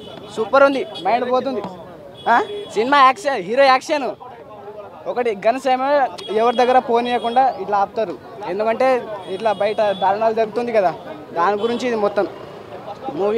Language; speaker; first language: Telugu; native; Telugu